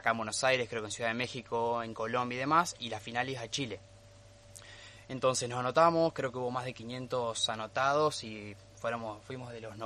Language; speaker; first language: Spanish; native; Spanish